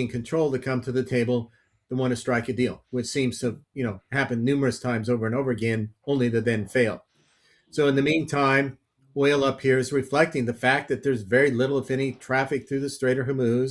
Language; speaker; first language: English; native; English